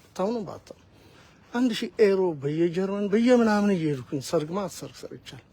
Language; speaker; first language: Amharic; native; Amharic